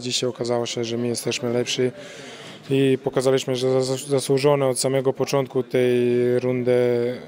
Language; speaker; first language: Polish; non-native, fluent; Croatian